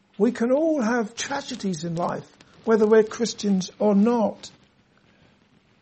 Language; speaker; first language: English; native; English